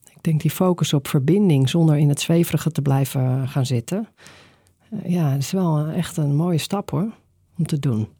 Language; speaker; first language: Dutch; native; Dutch